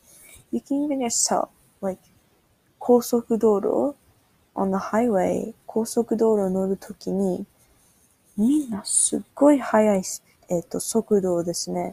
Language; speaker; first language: Japanese; non-native, learner; English